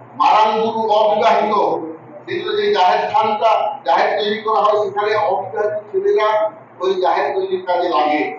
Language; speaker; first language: Bangla; non-native, local second language; Santali